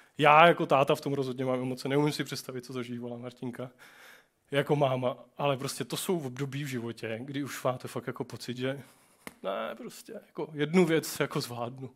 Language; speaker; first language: Czech; native; Czech